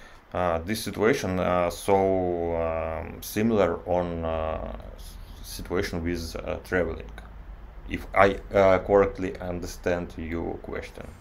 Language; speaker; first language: English; non-native, learner; Russian